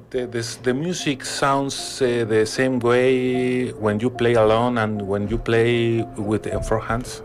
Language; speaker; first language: English; non-native, learner; Spanish